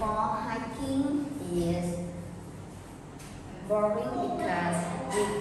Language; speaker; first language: English; non-native, learner; Vietnamese